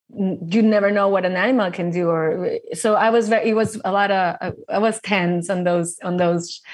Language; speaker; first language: English; non-native, fluent; Spanish